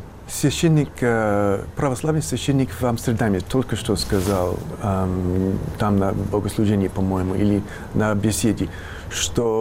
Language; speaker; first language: Russian; non-native, fluent; English